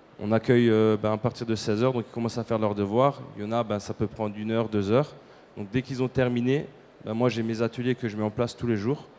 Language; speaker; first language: French; native; French